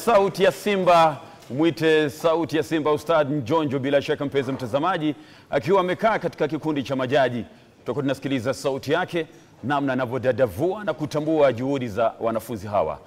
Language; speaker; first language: Swahili; non-native, local second language; Gusii